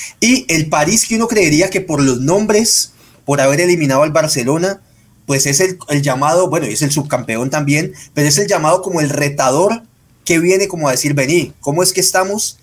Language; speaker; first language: Spanish; native; Spanish